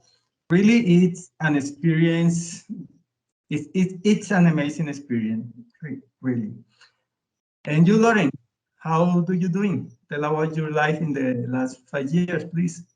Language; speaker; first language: English; non-native, learner; Spanish